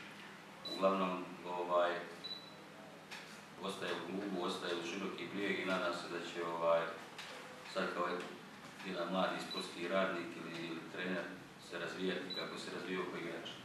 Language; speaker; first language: Croatian; native; Croatian